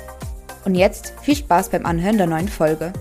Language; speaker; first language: German; native; German